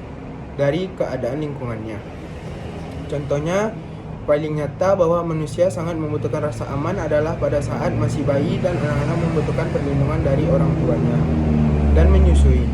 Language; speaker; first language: Indonesian; native; Indonesian